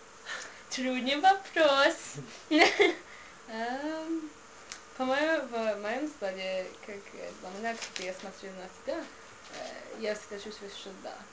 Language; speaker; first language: Russian; non-native, learner; English